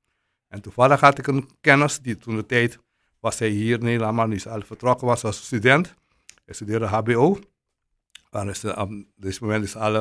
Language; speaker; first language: Dutch; non-native, local second language; Papiamento